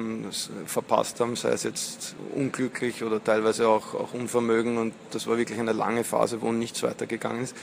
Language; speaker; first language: German; native; German